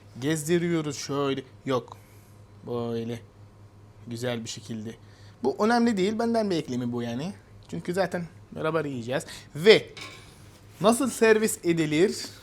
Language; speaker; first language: Turkish; non-native, fluent; Arabic